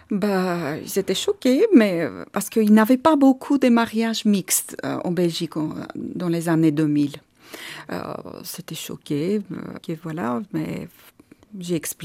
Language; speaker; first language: French; non-native, fluent; Armenian